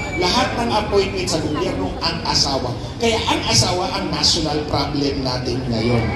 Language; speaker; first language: Filipino; non-native, local second language; Cebuano